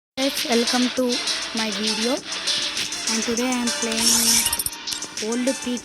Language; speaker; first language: English; non-native, local second language; Telugu